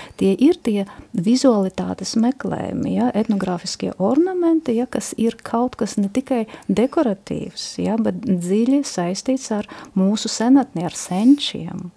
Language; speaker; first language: Latvian; non-native, local second language; Russian